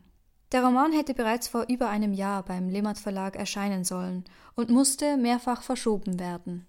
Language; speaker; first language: German; native; German